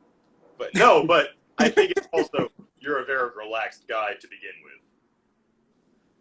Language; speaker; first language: English; native; English